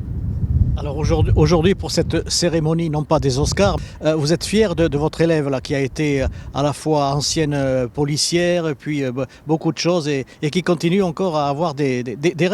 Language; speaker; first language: French; native; French